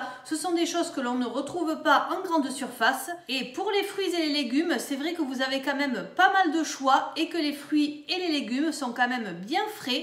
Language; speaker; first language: French; native; French